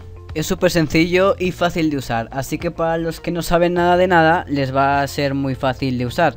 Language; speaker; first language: Spanish; native; Spanish